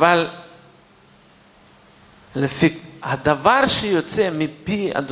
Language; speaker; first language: Hebrew; non-native, fluent; Russian